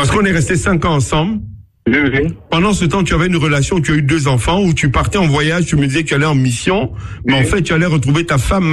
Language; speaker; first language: French; non-native, local second language; Akan